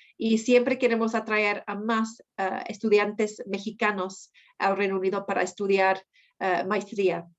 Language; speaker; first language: Spanish; non-native, fluent; English